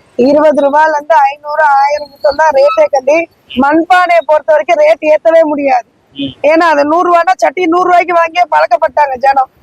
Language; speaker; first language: Tamil; native; Tamil